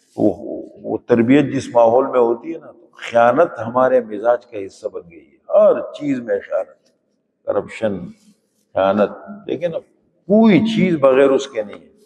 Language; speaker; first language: Urdu; native; Urdu